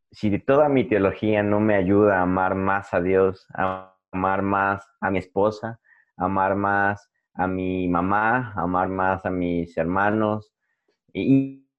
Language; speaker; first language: Spanish; native; Spanish